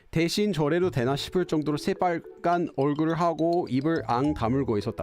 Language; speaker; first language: Korean; non-native, fluent; English